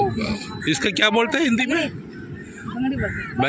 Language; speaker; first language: Hindi; non-native, local second language; Malayalam